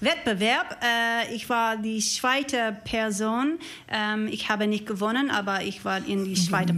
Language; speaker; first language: German; non-native, learner; English